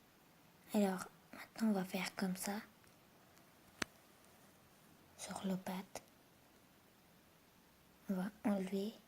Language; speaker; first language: French; non-native, learner; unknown